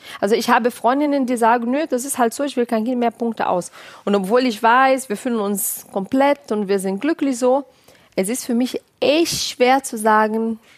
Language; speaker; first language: German; non-native, fluent; Portuguese